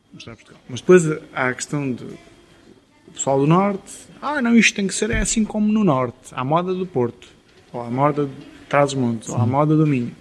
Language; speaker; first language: Portuguese; native; Portuguese